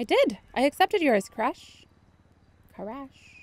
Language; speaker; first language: English; native; English